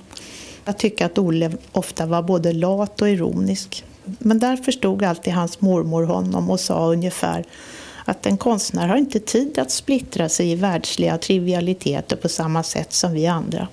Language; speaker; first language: Swedish; native; Swedish